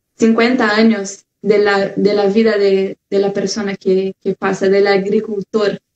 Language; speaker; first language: Spanish; non-native, fluent; Portuguese